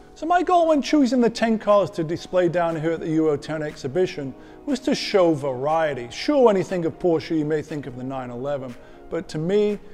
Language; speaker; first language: English; native; English